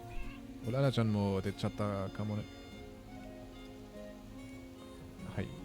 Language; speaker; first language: Japanese; non-native, learner; German